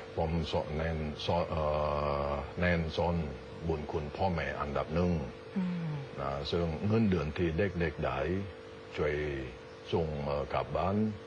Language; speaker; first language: Thai; non-native, learner; Indonesian